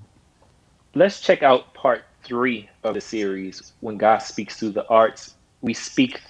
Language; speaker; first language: English; native; English